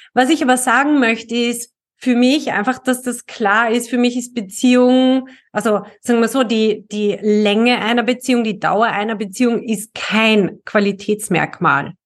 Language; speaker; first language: German; native; German